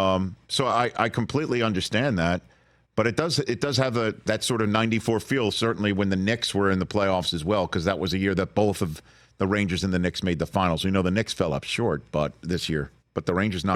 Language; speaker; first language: English; native; English